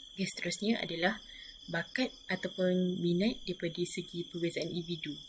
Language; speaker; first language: Malay; native; Malay